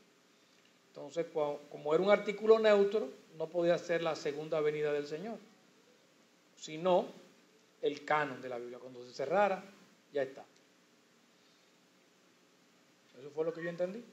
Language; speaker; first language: Spanish; native; Spanish